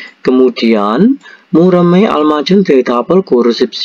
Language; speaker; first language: Korean; non-native, fluent; Indonesian